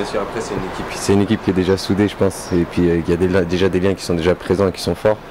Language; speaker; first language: French; native; French